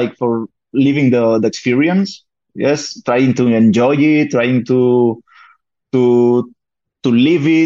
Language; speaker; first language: English; non-native, fluent; Spanish